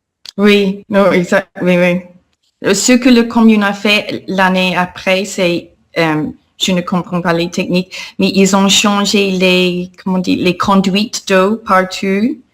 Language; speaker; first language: French; non-native, fluent; English